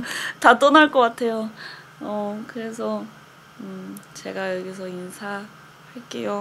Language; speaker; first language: Korean; non-native, fluent; Chinese